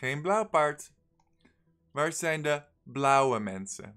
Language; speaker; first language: Dutch; non-native, fluent; English